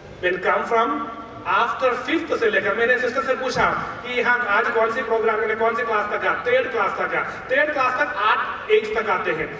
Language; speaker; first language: Hindi; non-native, local second language; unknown